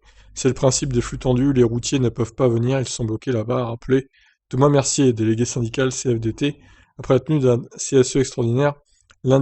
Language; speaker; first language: French; native; French